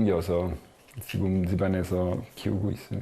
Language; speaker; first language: Korean; non-native, fluent; French